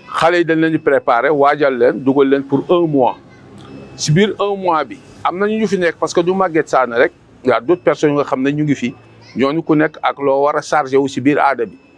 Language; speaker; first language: Wolof; non-native, local second language; Mandingo